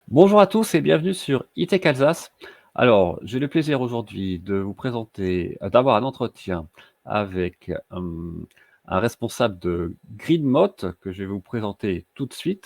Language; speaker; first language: French; native; French